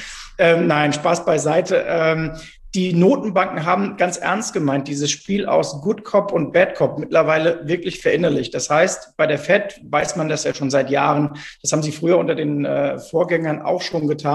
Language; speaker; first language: German; native; German